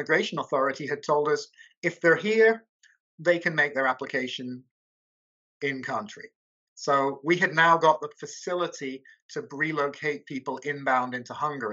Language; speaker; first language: English; native; English